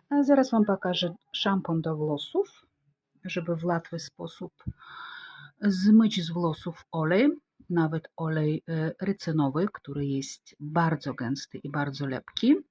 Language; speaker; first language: Polish; non-native, fluent; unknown